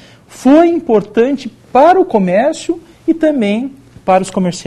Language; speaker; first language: Portuguese; native; Portuguese